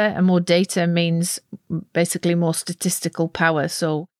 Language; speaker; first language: English; native; English